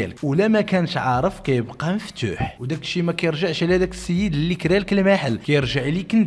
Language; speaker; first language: Arabic; native; Arabic